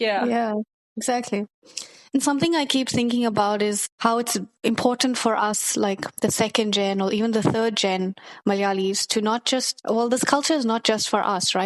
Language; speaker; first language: English; early bilingual, other home language; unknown